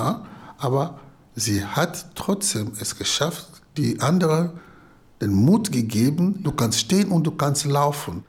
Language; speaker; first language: German; non-native, learner; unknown